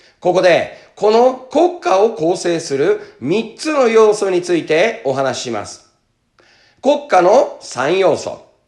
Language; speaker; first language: Japanese; native; Japanese